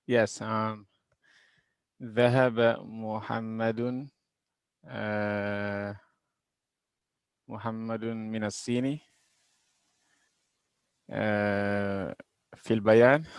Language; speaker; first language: Arabic; non-native, learner; English